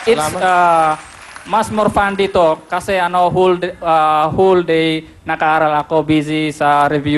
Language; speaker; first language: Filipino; non-native, learner; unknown